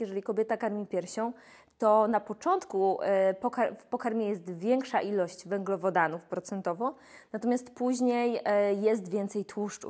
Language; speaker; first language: Polish; native; Polish